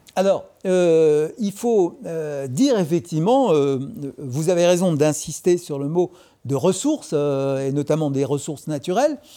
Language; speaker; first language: French; native; French